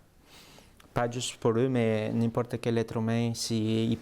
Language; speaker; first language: French; native; French